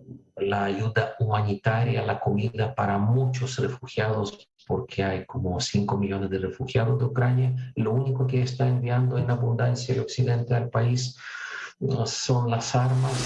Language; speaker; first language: Spanish; non-native, fluent; Russian